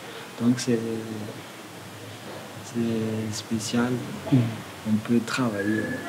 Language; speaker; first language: French; non-native, local second language; Malagasy